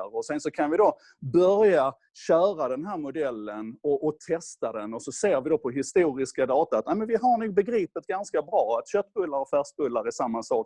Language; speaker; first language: Swedish; native; Swedish